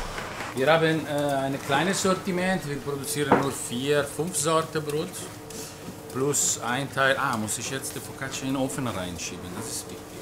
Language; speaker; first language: German; non-native, fluent; Italian